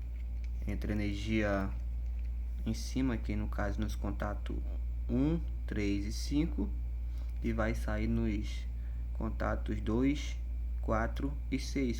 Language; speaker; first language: Portuguese; native; Portuguese